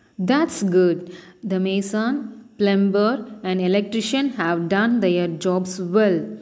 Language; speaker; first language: English; non-native, local second language; Tamil